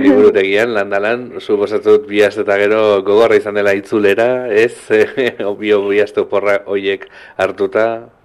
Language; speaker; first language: Basque; native; Basque